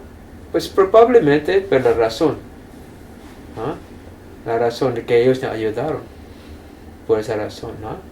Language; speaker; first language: Spanish; non-native, fluent; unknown